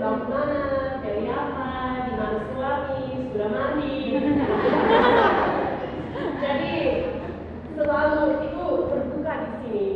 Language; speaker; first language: Indonesian; non-native, fluent; English